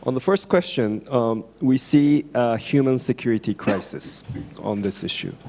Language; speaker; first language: English; non-native, fluent; Japanese